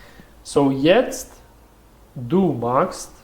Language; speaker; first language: German; non-native, learner; Russian